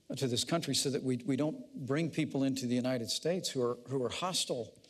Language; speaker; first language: English; native; English